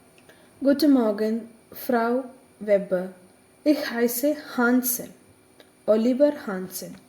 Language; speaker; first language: German; non-native, learner; Malayalam